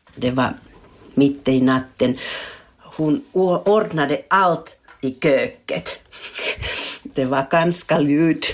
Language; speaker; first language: Swedish; non-native, learner; Finnish